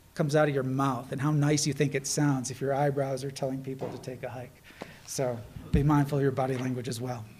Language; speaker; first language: English; native; English